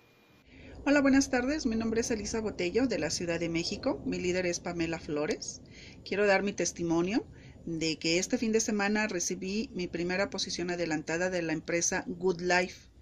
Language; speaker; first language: Spanish; native; Spanish